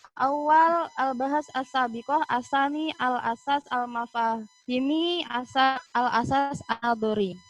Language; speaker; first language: Arabic; non-native, learner; Indonesian